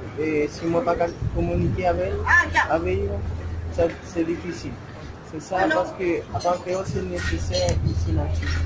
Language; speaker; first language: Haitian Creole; non-native, learner; Spanish